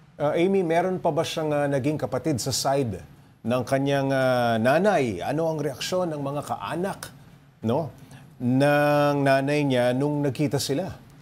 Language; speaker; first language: Filipino; native; Filipino